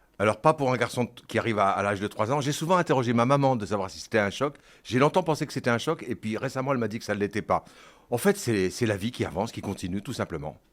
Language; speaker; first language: French; early bilingual, other home language; Kabyle